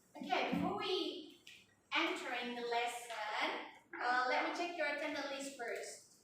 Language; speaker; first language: English; non-native, learner; Indonesian